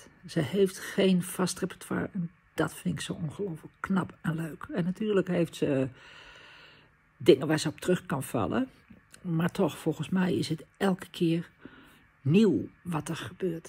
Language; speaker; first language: Dutch; native; Dutch